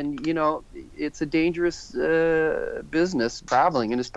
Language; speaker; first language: English; native; English